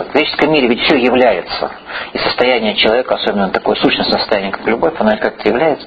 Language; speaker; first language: Russian; native; Russian